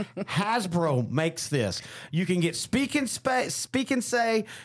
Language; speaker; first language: English; native; English